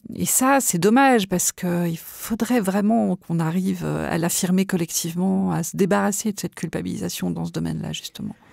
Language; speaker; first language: French; native; French